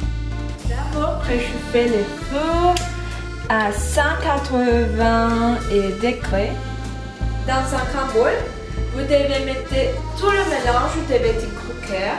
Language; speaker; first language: French; non-native, learner; Spanish